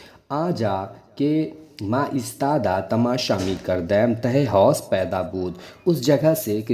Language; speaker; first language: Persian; non-native, fluent; Urdu